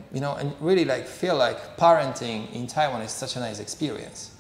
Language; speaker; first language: English; non-native, fluent; Polish